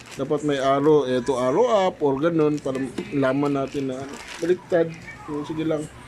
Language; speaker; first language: Filipino; non-native, local second language; Cebuano